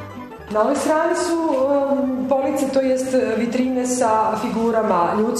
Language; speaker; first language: Serbian; native; Serbian